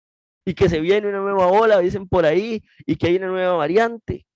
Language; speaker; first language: Spanish; native; Spanish